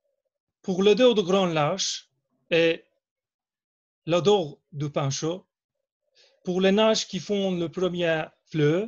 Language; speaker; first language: French; non-native, learner; Turkish